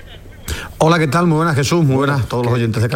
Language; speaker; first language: Spanish; native; Spanish